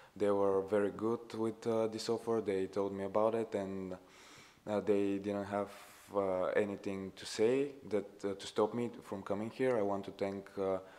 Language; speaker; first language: English; non-native, fluent; Bulgarian